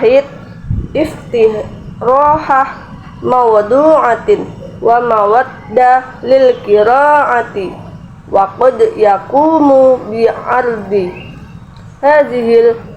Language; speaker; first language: Arabic; non-native, learner; Indonesian